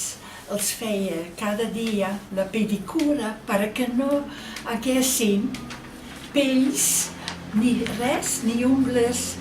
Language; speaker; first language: Catalan; non-native, fluent; Dutch